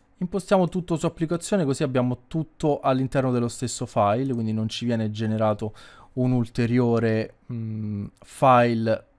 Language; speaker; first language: Italian; native; Italian